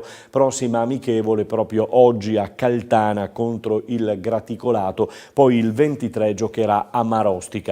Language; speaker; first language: Italian; native; Italian